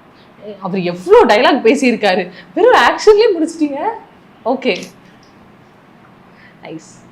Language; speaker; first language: Tamil; native; Tamil